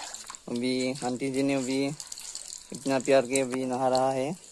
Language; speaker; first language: Hindi; non-native, local second language; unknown